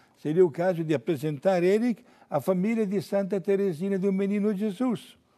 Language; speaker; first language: Portuguese; non-native, fluent; Italian